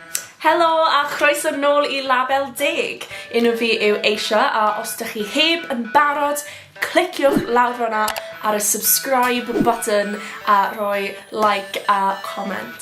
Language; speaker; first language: Welsh; non-native, local second language; English